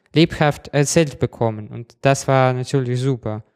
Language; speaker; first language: German; non-native, fluent; Russian